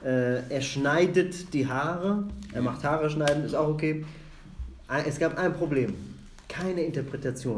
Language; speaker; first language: German; non-native, fluent; Arabic